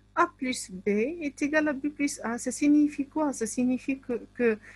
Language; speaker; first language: French; non-native, local second language; Arabic